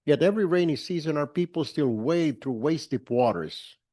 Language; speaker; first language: English; non-native, local second language; Filipino